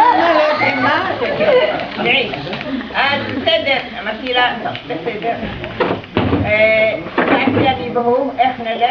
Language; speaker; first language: Hebrew; non-native, learner; Arabic